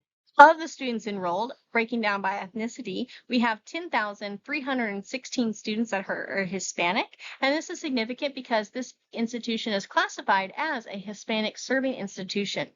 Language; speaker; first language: English; native; English